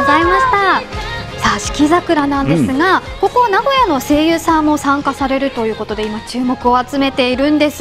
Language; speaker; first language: Japanese; native; Japanese